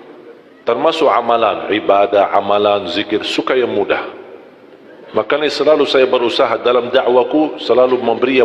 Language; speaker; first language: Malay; non-native, fluent; Arabic